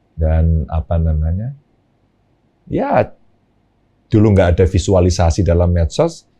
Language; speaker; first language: Indonesian; non-native, local second language; Javanese